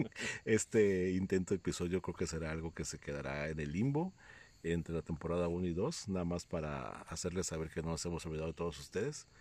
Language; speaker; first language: Spanish; native; Spanish